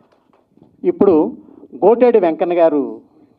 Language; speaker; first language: Telugu; native; Telugu